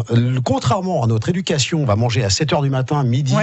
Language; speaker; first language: French; native; French